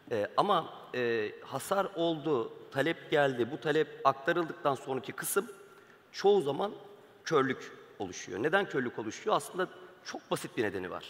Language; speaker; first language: Turkish; native; Turkish